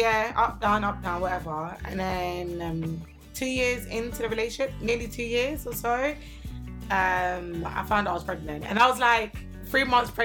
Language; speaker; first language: English; native; English